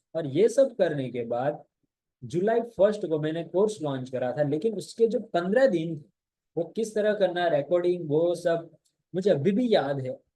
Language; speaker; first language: Hindi; non-native, local second language; Gujarati